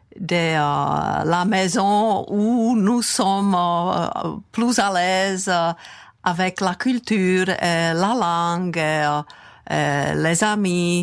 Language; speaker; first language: French; non-native, fluent; Czech